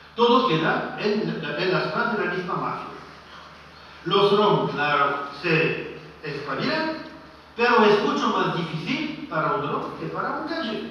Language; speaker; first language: Spanish; non-native, fluent; French